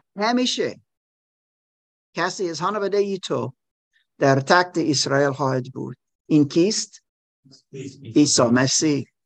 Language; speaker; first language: Persian; non-native, learner; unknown